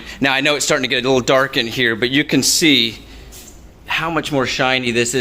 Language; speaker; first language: English; native; English